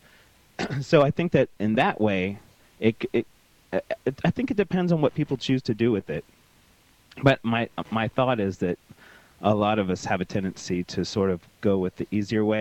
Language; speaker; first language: English; native; English